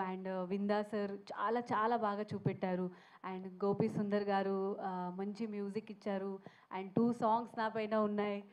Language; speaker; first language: Telugu; non-native, fluent; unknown